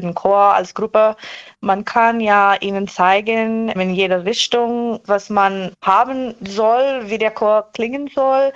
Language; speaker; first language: German; non-native, fluent; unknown